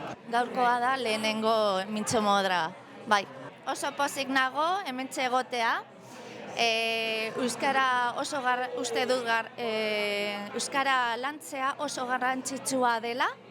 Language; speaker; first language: Basque; non-native, learner; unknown